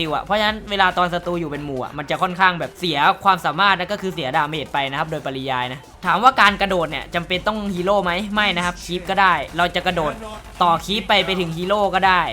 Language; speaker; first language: Thai; native; Thai